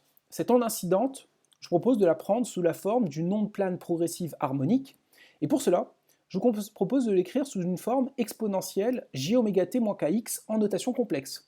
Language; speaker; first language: French; native; French